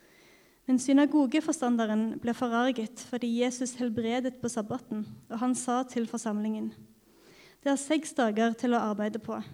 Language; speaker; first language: Norwegian; native; Norwegian